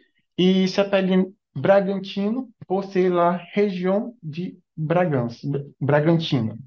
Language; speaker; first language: French; non-native, learner; Portuguese